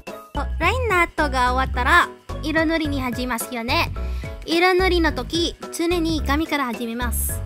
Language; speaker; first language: Japanese; non-native, learner; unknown